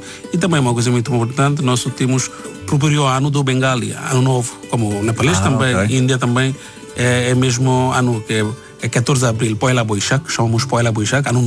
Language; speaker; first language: Portuguese; non-native, learner; Bangla